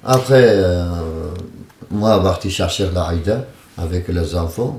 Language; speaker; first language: French; non-native, learner; Kurdish